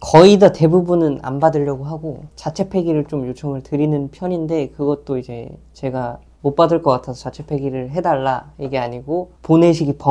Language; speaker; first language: Korean; native; Korean